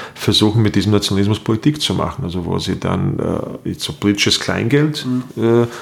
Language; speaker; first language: German; non-native, fluent; Bosnian